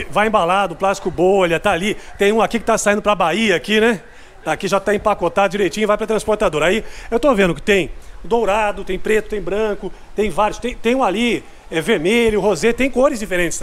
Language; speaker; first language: Portuguese; native; Portuguese